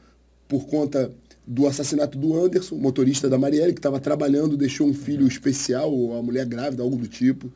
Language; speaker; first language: Portuguese; native; Portuguese